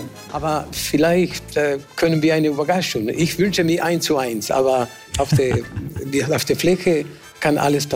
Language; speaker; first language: German; non-native, fluent; Spanish